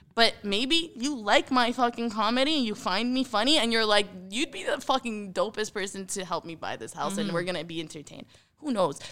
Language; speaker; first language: English; early bilingual, heritage; Arabic